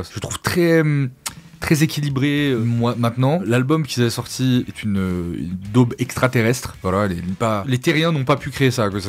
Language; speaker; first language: French; native; French